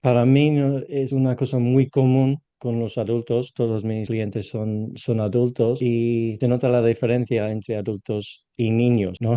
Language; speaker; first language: Spanish; non-native, learner; English